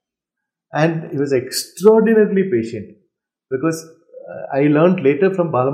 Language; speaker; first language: English; non-native, local second language; Malayalam